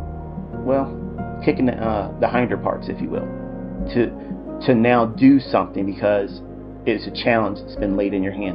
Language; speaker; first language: English; native; English